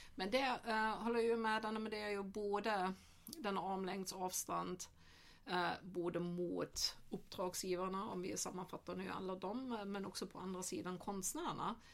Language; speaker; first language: Swedish; non-native, fluent; German